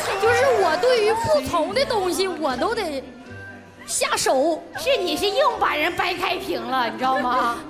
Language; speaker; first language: Chinese; native; Chinese